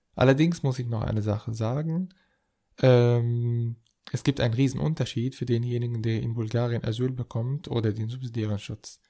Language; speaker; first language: German; non-native, fluent; Arabic